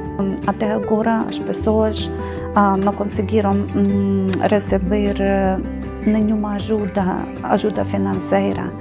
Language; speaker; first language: Portuguese; non-native, fluent; Ukrainian